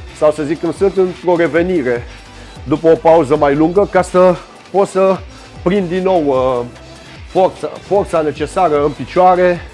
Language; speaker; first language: Romanian; early bilingual, heritage; Romanian